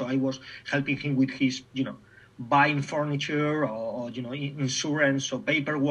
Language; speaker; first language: English; non-native, fluent; Spanish